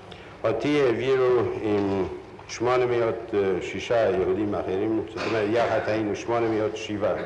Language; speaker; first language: Hebrew; non-native, fluent; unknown